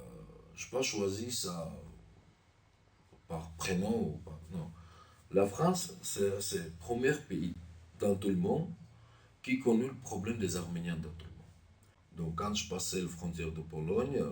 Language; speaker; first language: French; non-native, learner; Armenian